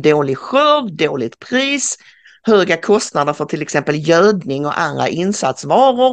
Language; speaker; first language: Swedish; native; Swedish